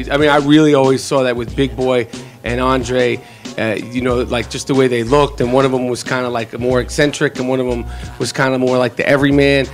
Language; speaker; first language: English; native; English